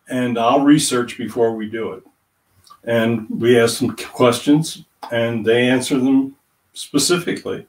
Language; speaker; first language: English; native; English